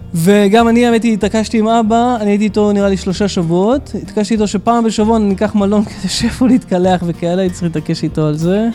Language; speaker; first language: Hebrew; early bilingual, other home language; English